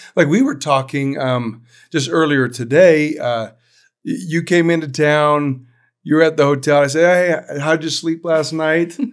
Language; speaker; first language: English; native; English